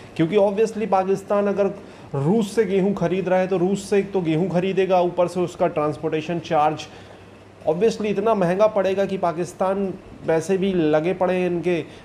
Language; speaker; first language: Hindi; native; Hindi